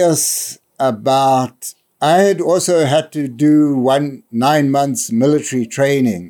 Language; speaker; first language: English; native; English